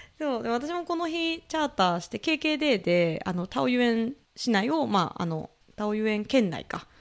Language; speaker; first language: Japanese; native; Japanese